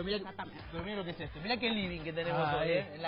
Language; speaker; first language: Spanish; native; Spanish